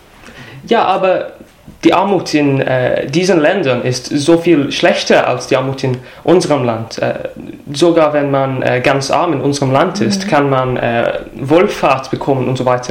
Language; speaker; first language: German; non-native, fluent; English